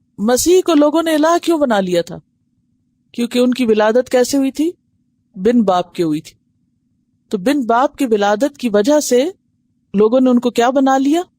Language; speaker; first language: Urdu; native; Urdu